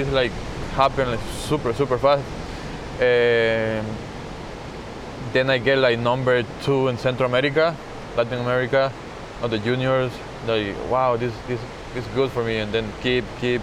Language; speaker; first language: English; non-native, learner; Spanish